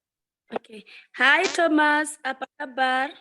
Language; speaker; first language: Indonesian; non-native, learner; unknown